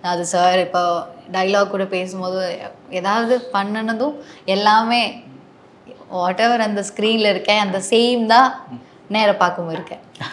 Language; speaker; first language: Tamil; non-native, learner; Malayalam